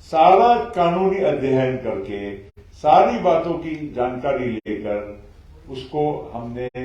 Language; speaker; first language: Hindi; non-native, local second language; Marathi